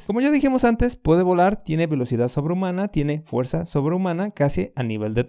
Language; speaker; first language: Spanish; native; Spanish